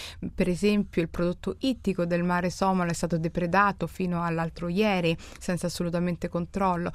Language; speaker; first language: Italian; early bilingual, other home language; Somali